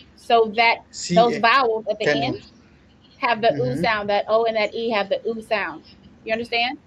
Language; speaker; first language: English; native; English